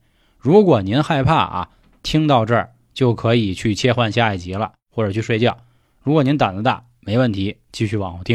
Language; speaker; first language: Chinese; native; Chinese